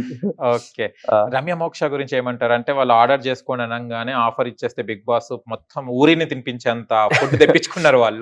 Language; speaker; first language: Telugu; native; Telugu